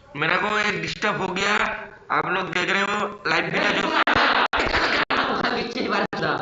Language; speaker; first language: Hindi; non-native, local second language; Bangla